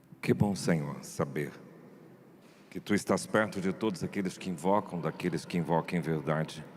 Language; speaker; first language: Portuguese; native; Portuguese